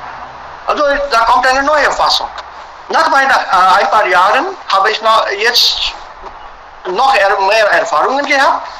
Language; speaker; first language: German; non-native, fluent; Hindi